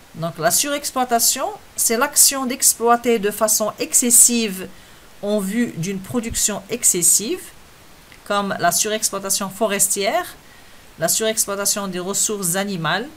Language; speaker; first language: French; non-native, local second language; Arabic